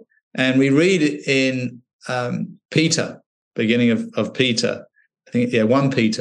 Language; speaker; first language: English; native; English